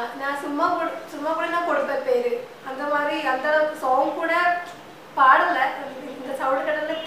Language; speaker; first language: Tamil; non-native, learner; Malayalam